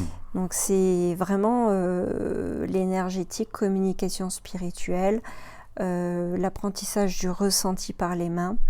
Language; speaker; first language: French; native; French